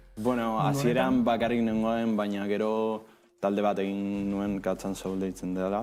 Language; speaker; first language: Basque; non-native, local second language; Spanish